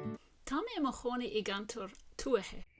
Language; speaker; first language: Irish; non-native, learner; English